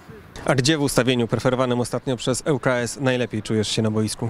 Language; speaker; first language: Polish; native; Polish